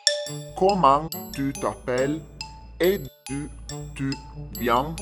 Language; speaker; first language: French; non-native, learner; Italian